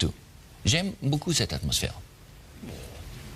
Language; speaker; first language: French; non-native, learner; German